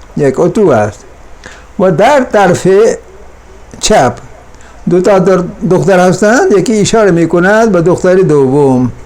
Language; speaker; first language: Persian; non-native, fluent; Urdu